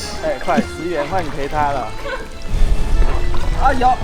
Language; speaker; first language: Chinese; native; Chinese